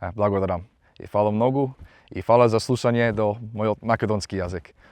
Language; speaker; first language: Macedonian; non-native, learner; English